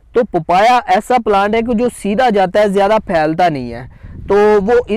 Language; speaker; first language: Urdu; native; Urdu